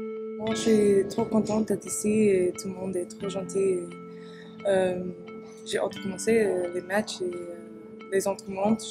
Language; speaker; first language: French; early bilingual, heritage; English